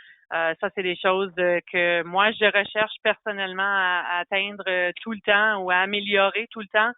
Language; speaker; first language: French; native; French